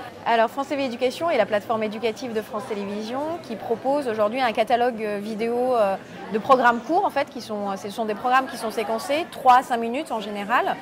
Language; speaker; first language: French; native; French